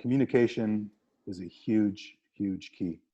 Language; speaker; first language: English; native; English